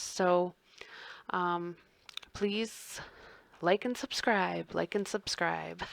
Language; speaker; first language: English; native; English